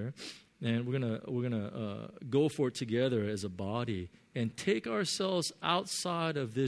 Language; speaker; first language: English; native; English